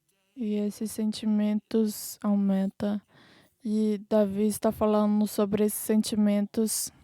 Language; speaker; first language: Portuguese; non-native, fluent; English